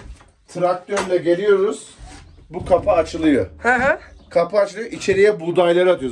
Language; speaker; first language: Turkish; native; Turkish